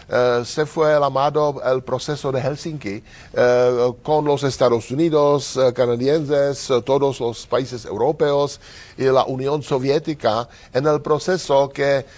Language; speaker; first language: Spanish; non-native, learner; Czech